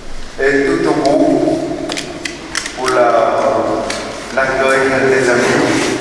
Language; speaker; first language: French; non-native, fluent; Vietnamese